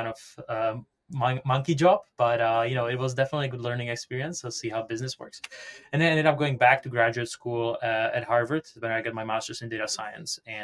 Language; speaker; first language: English; non-native, fluent; Czech